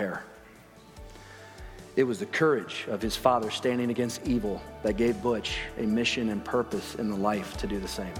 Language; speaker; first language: English; native; English